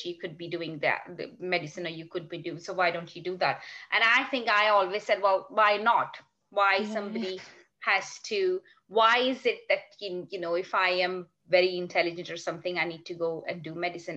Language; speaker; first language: English; non-native, local second language; Urdu